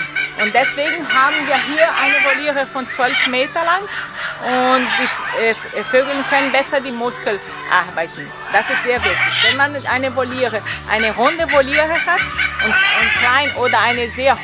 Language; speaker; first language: German; non-native, learner; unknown